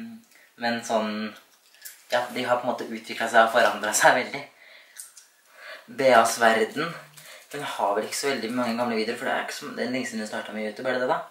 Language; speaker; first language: Norwegian; native; Norwegian